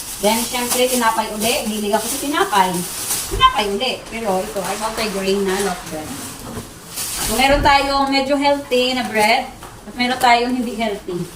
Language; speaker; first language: Filipino; native; Filipino